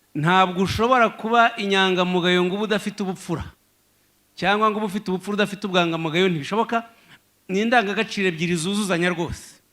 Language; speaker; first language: Kinyarwanda; native; Kinyarwanda